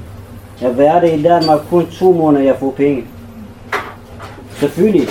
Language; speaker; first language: Danish; non-native, learner; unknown